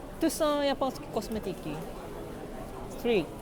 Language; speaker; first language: Polish; non-native, learner; Japanese